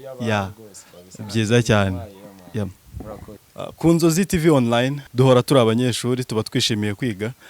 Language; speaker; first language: Kinyarwanda; native; Kinyarwanda